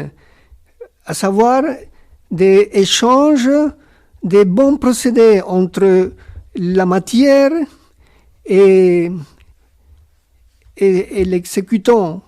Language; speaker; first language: French; non-native, fluent; Spanish